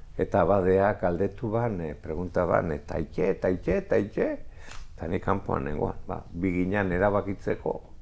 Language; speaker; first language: Basque; native; Basque